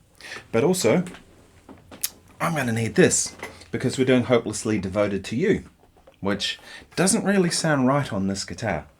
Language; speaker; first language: English; native; English